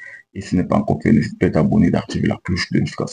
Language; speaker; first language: French; native; French